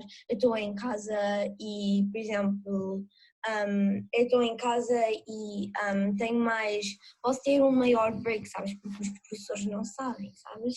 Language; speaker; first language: Portuguese; early bilingual, heritage; Portuguese